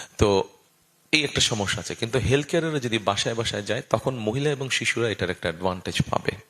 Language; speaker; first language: Bangla; native; Bangla